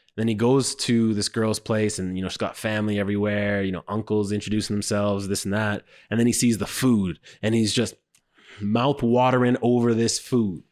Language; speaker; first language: English; native; English